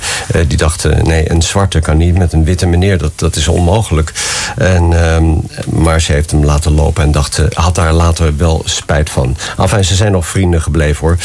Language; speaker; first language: Dutch; native; Dutch